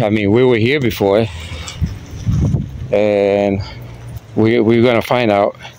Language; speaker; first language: English; non-native, fluent; Spanish